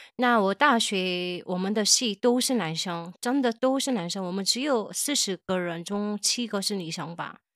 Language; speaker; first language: Chinese; non-native, fluent; Korean